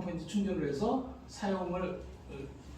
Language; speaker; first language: Korean; native; Korean